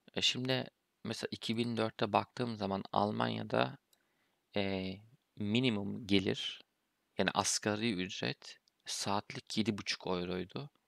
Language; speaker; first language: Turkish; early bilingual, heritage; Turkish